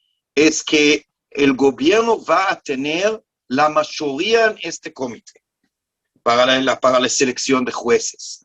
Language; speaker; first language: Spanish; non-native, learner; Hebrew